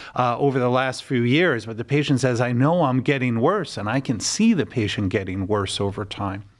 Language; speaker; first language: English; native; English